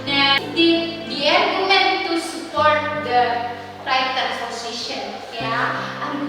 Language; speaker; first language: English; non-native, fluent; Indonesian